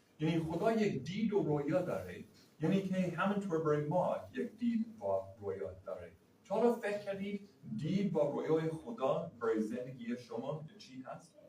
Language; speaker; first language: Persian; non-native, fluent; English